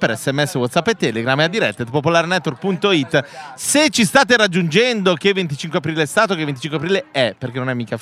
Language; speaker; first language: Italian; native; Italian